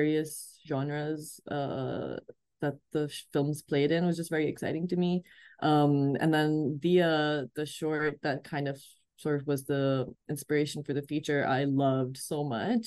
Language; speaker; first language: English; non-native, local second language; Urdu